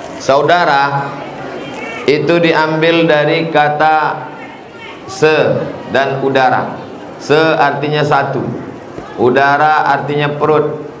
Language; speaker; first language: Indonesian; native; Indonesian